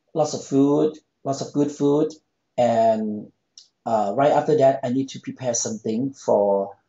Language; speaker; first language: English; non-native, fluent; Thai